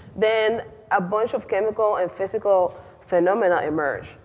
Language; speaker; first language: English; non-native, fluent; Spanish